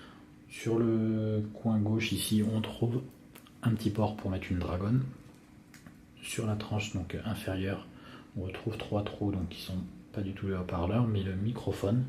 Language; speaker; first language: French; native; French